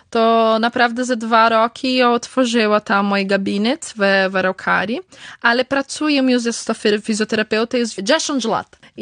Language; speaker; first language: Polish; early bilingual, heritage; Portuguese